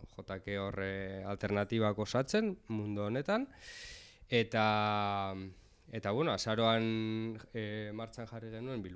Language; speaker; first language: Basque; native; Basque